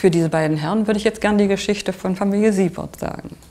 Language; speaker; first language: German; native; German